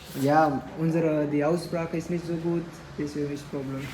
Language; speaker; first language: German; non-native, learner; Gujarati